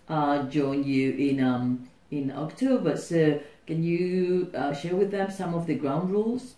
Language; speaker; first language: English; non-native, fluent; Italian